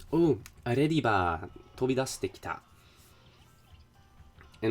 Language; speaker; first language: Japanese; non-native, learner; English